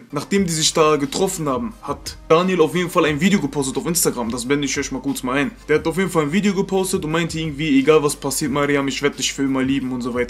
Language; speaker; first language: German; native; German